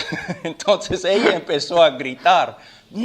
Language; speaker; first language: Spanish; non-native, fluent; English